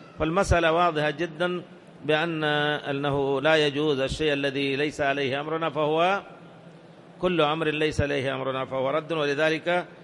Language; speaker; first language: Arabic; non-native, fluent; Urdu